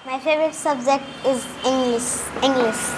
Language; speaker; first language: English; non-native, learner; Hindi